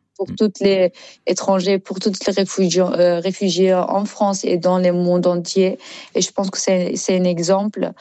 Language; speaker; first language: French; non-native, learner; Persian